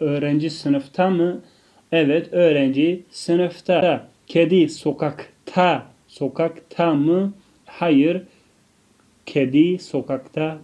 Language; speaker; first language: Turkish; non-native, fluent; Tajik